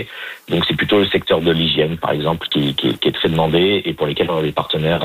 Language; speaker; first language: French; native; French